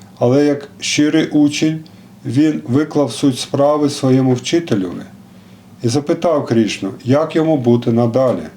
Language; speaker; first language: Ukrainian; non-native, local second language; Russian